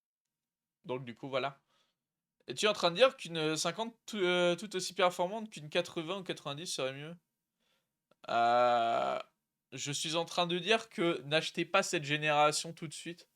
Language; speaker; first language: French; native; French